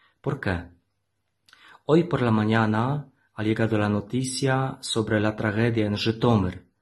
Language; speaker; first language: Spanish; non-native, learner; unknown